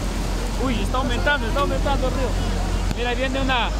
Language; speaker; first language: Spanish; native; Spanish